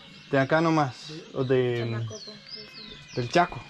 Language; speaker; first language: Spanish; non-native, fluent; Danish